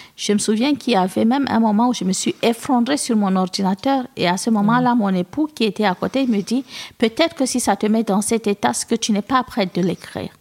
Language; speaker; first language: French; non-native, local second language; Fula